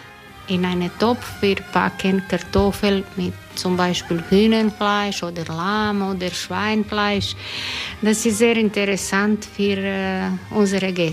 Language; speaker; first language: German; non-native, learner; Croatian